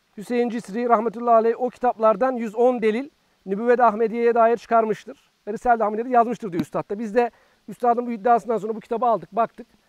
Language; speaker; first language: Turkish; native; Turkish